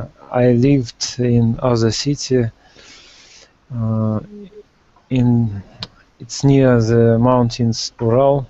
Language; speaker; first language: English; non-native, learner; Russian